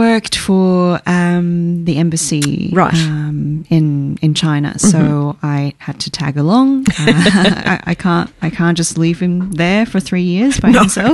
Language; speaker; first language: English; non-native, fluent; Chinese